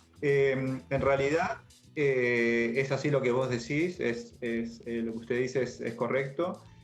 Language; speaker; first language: Spanish; native; Spanish